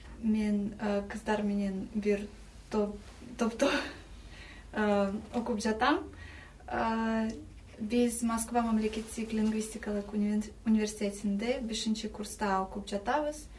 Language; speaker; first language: Kyrgyz; non-native, learner; Russian